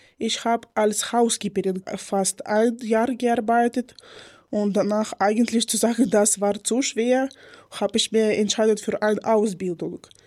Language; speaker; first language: German; non-native, learner; Ukrainian